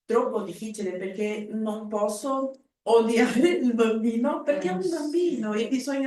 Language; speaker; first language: Italian; non-native, learner; Portuguese